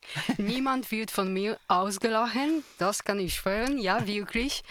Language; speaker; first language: German; non-native, fluent; Polish